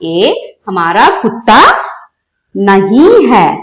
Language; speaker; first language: Hindi; non-native, local second language; Telugu